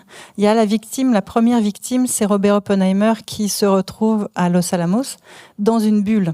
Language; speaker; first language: French; native; French